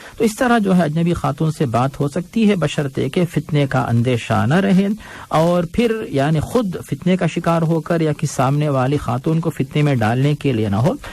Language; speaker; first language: Urdu; native; Urdu